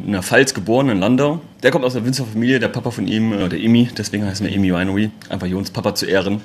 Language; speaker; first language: German; native; German